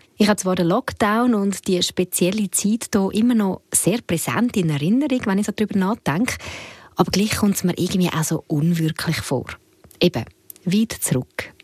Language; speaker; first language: German; native; German